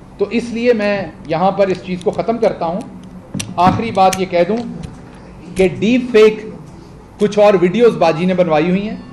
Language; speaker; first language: Urdu; non-native, local second language; Punjabi